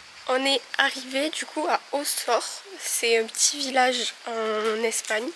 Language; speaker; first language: French; native; French